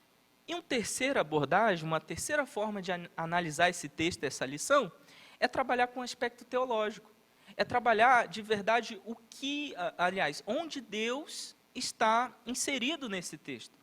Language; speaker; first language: Portuguese; native; Portuguese